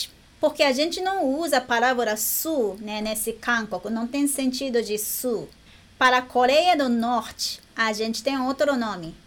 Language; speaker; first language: Portuguese; non-native, learner; Japanese